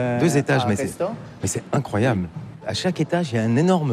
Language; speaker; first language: French; native; French